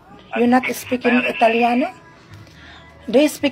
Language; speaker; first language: English; non-native, learner; Filipino